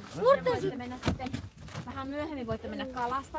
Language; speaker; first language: Finnish; native; Finnish